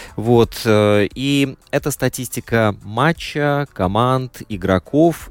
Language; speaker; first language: Russian; native; Russian